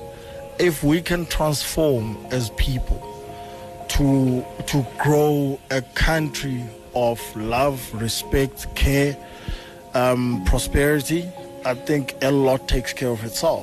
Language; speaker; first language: English; non-native, local second language; Xhosa